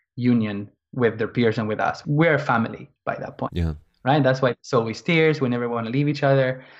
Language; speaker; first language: English; non-native, fluent; Spanish